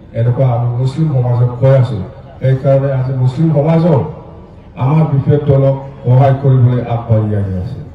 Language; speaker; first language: Assamese; non-native, local second language; Rangpuri